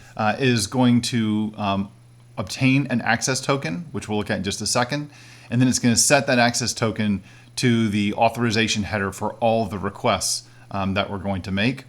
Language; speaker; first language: English; native; English